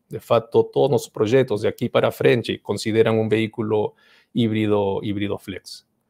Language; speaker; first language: Spanish; native; Spanish